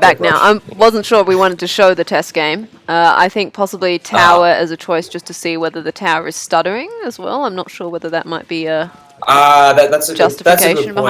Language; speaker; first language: English; native; English